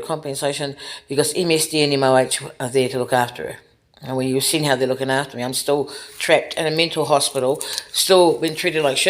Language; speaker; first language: English; native; English